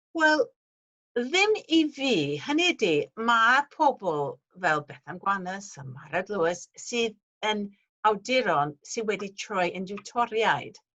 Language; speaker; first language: Welsh; non-native, fluent; English